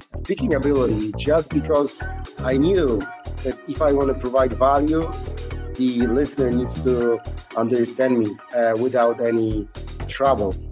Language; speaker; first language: English; non-native, fluent; Polish